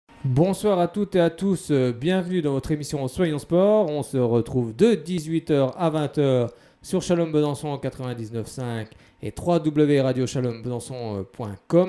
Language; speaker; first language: French; native; French